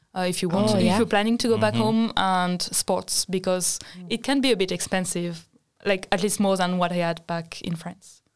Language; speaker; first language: English; non-native, fluent; French